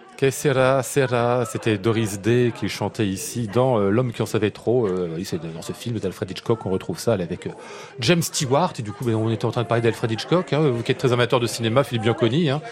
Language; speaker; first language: French; native; French